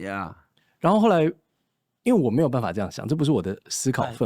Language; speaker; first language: Chinese; native; Chinese